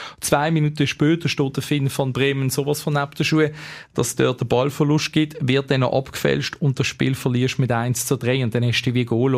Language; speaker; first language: German; native; German